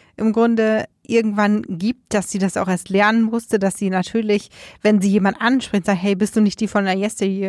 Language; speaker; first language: German; native; German